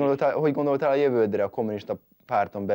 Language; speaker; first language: Hungarian; native; Hungarian